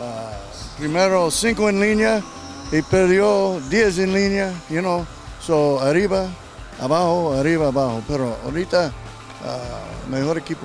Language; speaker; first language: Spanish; non-native, learner; English